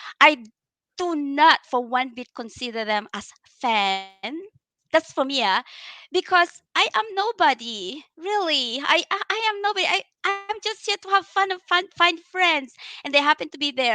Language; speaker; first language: English; non-native, local second language; Filipino